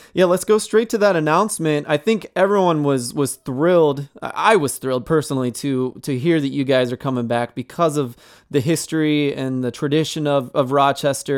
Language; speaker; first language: English; native; English